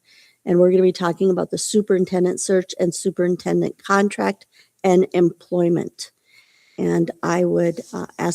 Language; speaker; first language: English; native; English